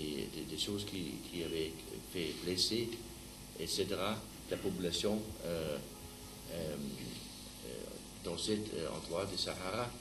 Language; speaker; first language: French; non-native, learner; Danish